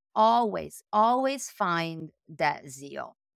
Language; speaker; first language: English; non-native, fluent; Italian